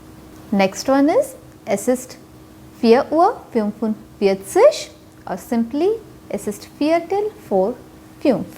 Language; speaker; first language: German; non-native, fluent; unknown